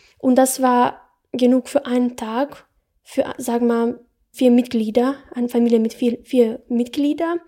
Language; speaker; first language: German; non-native, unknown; Bosnian